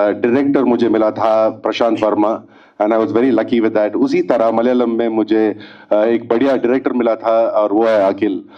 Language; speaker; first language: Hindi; non-native, fluent; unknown